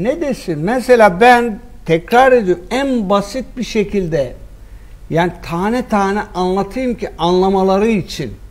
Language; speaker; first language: Turkish; native; Turkish